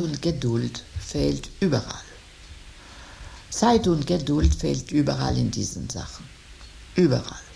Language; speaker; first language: German; non-native, fluent; French